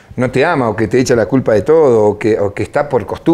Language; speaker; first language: Spanish; native; Spanish